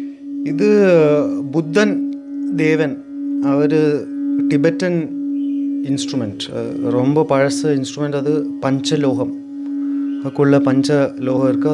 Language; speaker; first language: Tamil; non-native, learner; Malayalam